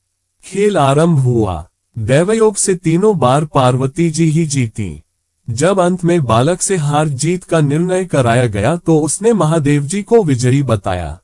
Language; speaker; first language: Hindi; native; Hindi